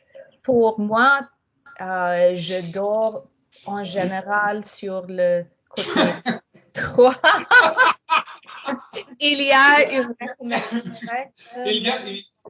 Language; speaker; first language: French; non-native, learner; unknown